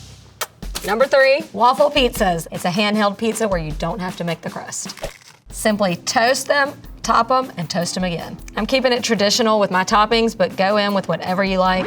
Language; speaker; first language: English; native; English